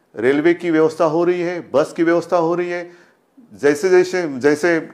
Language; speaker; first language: Hindi; non-native, local second language; Marathi